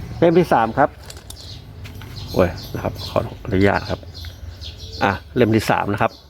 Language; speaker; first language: Thai; native; Thai